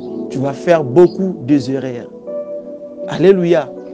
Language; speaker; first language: French; non-native, local second language; Lingala